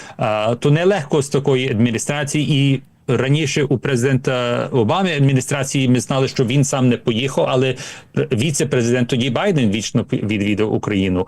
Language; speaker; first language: Ukrainian; early bilingual, heritage; Ukrainian